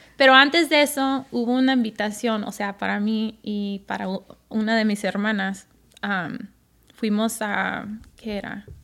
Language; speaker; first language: Spanish; early bilingual, heritage; Spanish